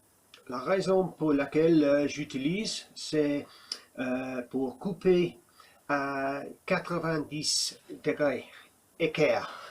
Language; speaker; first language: French; non-native, learner; English